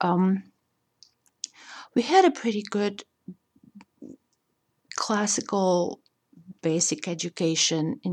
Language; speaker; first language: English; non-native, fluent; Russian